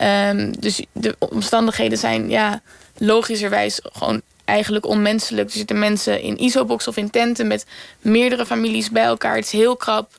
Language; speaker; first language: Dutch; native; Dutch